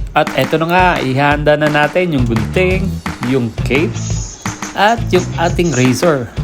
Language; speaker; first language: Filipino; non-native, local second language; Hiligaynon